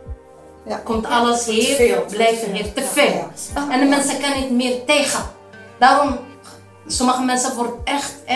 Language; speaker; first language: Dutch; non-native, learner; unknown